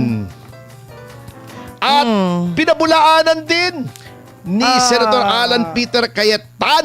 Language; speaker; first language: Filipino; native; Filipino